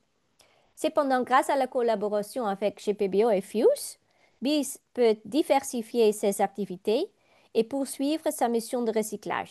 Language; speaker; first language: French; non-native, learner; Dutch